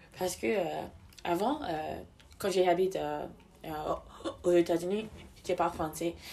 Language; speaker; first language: French; non-native, learner; English